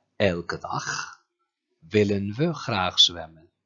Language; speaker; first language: Dutch; non-native, fluent; Turkish